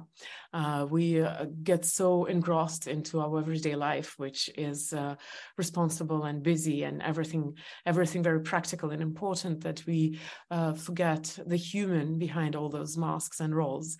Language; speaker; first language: English; non-native, fluent; Estonian